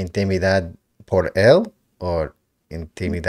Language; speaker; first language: Spanish; non-native, learner; English